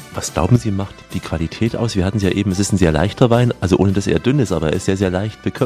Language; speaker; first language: German; native; German